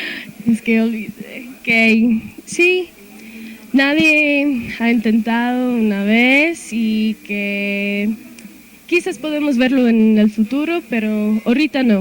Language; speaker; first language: Spanish; non-native, fluent; English